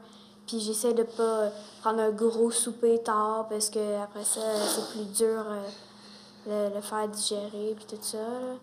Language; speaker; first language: French; native; French